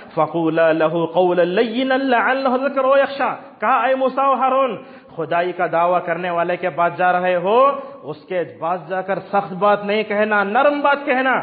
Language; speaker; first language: Urdu; native; Urdu